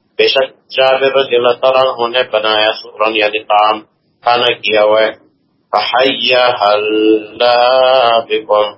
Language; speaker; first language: Urdu; non-native, local second language; Pashto